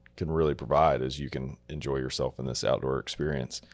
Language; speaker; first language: English; native; English